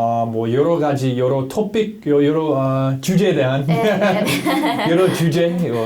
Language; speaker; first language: Korean; non-native, learner; English